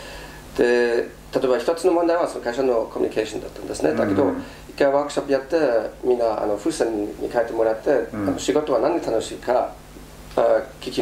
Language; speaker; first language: Japanese; non-native, fluent; German